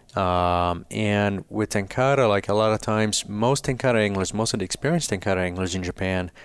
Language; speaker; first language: English; early bilingual, other home language; Portuguese